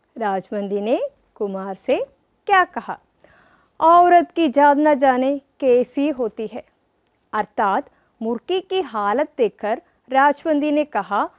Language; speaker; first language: Hindi; non-native, local second language; Malayalam